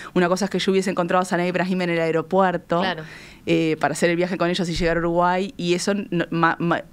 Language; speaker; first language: Spanish; native; Spanish